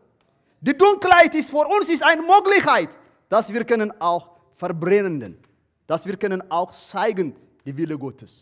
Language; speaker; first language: German; non-native, learner; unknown